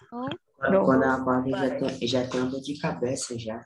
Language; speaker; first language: Portuguese; native; Portuguese